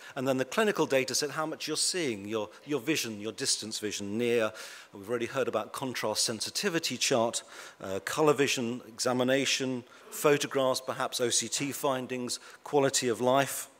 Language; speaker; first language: English; native; English